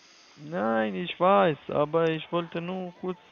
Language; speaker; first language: German; non-native, learner; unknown